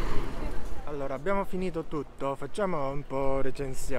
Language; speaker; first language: Italian; non-native, learner; Japanese